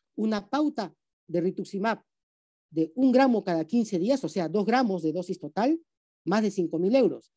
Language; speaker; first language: Spanish; native; Spanish